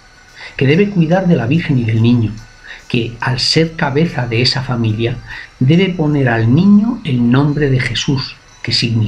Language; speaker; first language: Spanish; native; Spanish